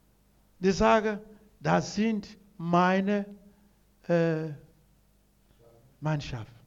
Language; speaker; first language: German; non-native, learner; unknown